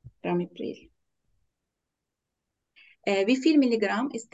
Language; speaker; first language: German; non-native, learner; Turkish